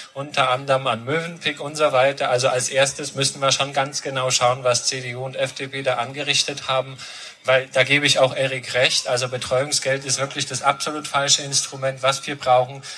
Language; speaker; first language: German; non-native, fluent; Polish